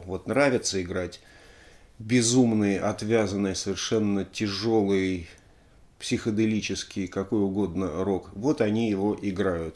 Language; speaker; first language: Russian; native; Russian